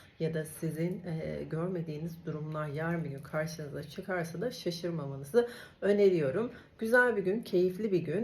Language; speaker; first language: Turkish; native; Turkish